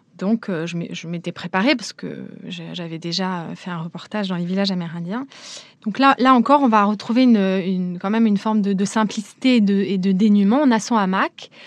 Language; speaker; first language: French; native; French